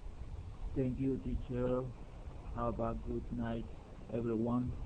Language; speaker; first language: English; non-native, learner; Spanish